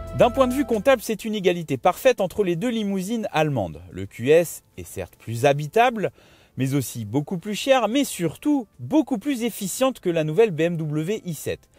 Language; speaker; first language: French; native; French